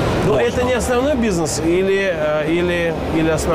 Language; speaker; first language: Russian; native; Russian